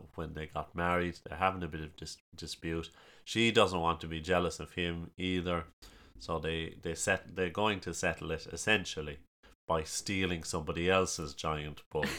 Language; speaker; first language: English; native; English